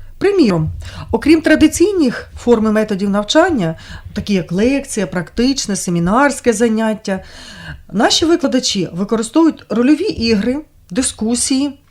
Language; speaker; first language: Ukrainian; native; Ukrainian